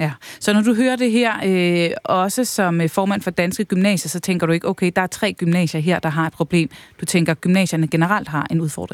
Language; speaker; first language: Danish; native; Danish